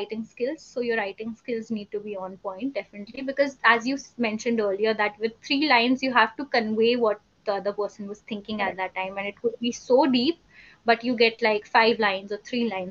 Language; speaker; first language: English; non-native, local second language; Hindi